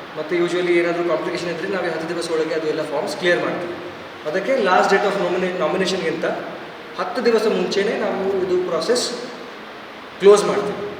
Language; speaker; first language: Kannada; non-native, fluent; Odia